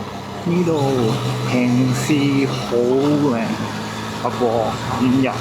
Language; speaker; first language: Chinese; non-native, learner; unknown